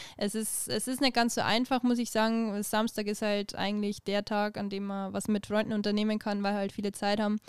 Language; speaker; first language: German; native; German